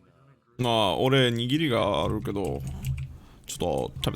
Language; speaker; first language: Japanese; non-native, learner; English